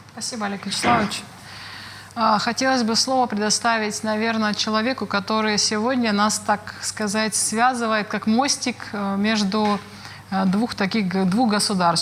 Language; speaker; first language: Russian; native; Russian